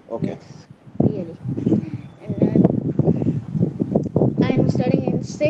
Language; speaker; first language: English; non-native, learner; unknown